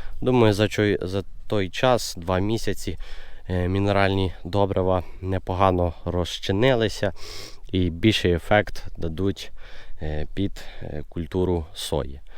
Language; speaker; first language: Ukrainian; native; Ukrainian